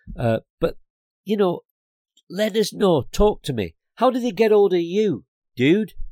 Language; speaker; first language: English; native; English